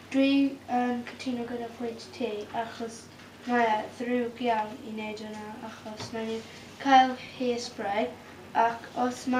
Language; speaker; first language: Welsh; non-native, local second language; English